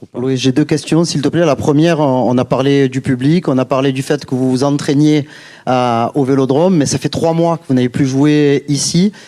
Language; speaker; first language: French; native; French